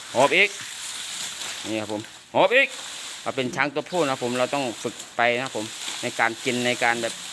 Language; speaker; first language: Thai; non-native, local second language; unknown